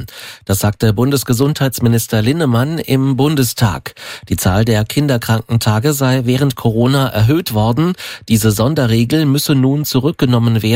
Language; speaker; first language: German; native; German